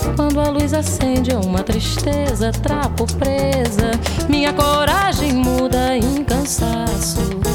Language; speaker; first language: English; non-native, fluent; Portuguese